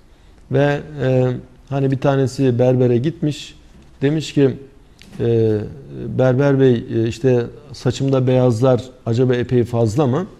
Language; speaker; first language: Turkish; native; Turkish